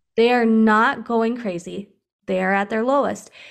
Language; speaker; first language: English; native; English